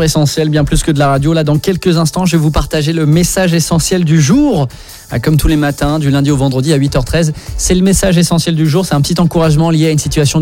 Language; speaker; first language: French; native; French